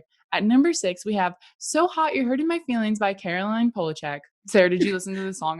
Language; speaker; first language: English; native; English